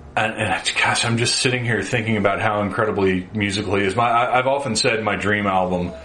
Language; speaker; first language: English; native; English